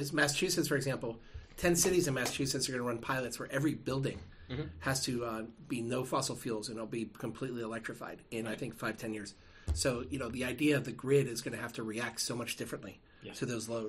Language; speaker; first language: English; native; English